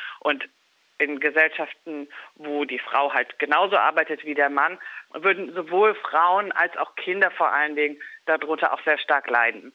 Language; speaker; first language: German; native; German